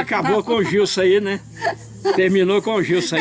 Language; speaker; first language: Portuguese; native; Portuguese